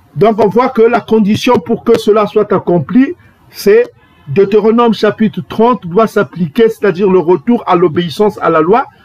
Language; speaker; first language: French; non-native, local second language; Kongo